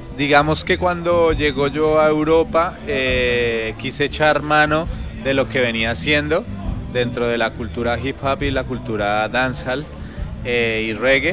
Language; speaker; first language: Spanish; native; Spanish